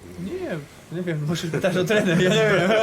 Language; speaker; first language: Polish; non-native, fluent; Portuguese